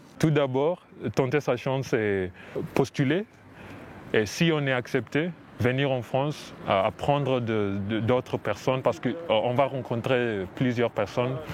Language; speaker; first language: French; non-native, fluent; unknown